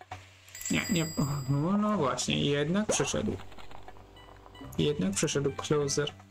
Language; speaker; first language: Polish; native; Polish